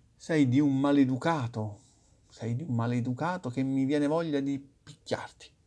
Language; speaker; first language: Italian; native; Italian